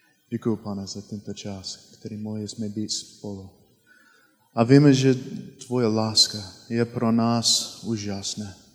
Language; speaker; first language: Czech; non-native, learner; English